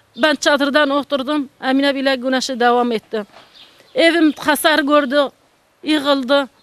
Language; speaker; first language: Turkish; non-native, learner; Arabic